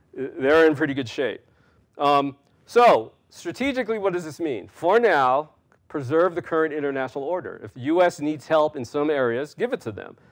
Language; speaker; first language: English; native; English